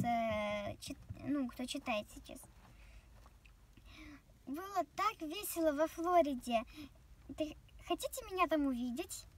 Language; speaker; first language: Russian; early bilingual, heritage; Russian